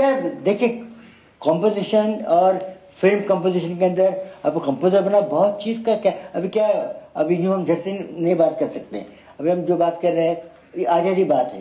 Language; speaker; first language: Hindi; native; Hindi